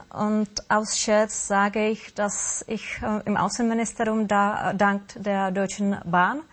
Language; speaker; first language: German; non-native, fluent; Russian